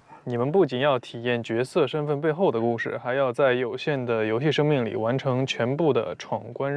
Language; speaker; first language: Chinese; native; Chinese